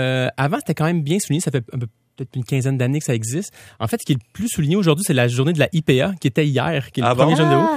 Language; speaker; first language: French; native; French